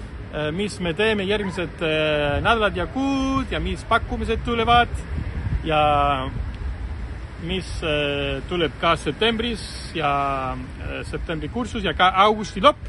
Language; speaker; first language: Estonian; non-native, fluent; Spanish